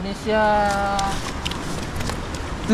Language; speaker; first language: Indonesian; non-native, learner; Filipino